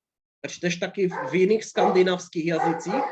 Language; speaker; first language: Czech; non-native, fluent; Polish